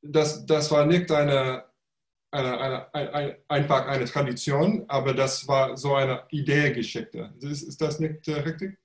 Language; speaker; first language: German; non-native, fluent; English